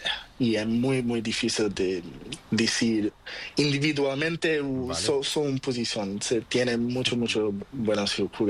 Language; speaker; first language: Spanish; non-native, learner; Portuguese